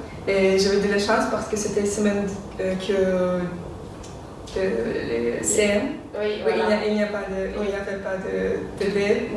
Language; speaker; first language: French; non-native, fluent; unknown